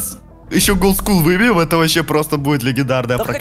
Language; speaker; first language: Russian; native; Russian